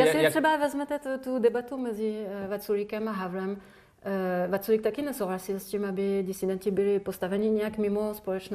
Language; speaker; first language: Czech; non-native, fluent; French